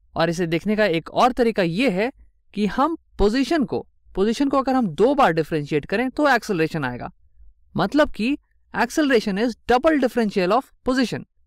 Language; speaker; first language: Hindi; native; Hindi